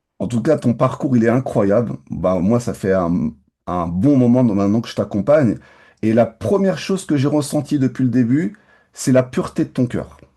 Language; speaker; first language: French; native; French